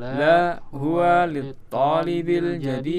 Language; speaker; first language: Arabic; non-native, learner; Indonesian